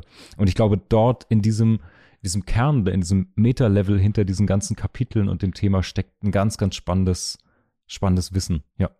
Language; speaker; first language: German; native; German